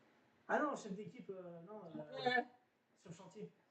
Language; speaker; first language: French; native; French